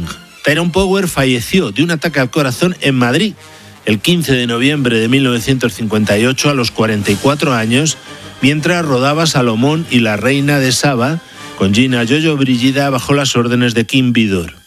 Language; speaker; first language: Spanish; native; Spanish